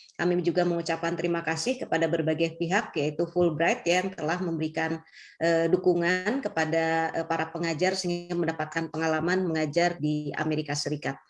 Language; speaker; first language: Indonesian; native; Indonesian